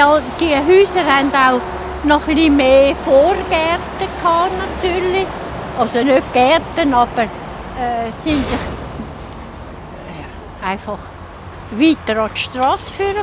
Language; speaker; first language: German; native; German